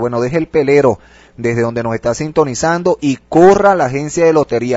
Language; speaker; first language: Spanish; native; Spanish